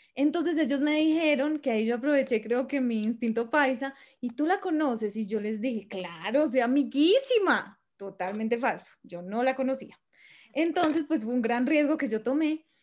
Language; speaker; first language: Spanish; native; Spanish